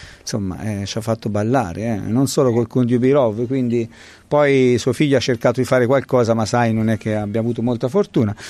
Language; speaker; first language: Italian; native; Italian